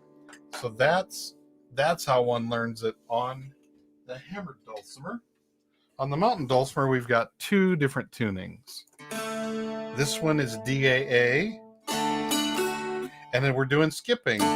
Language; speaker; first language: English; native; English